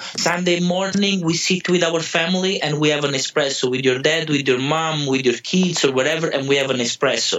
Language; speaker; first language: English; non-native, fluent; Italian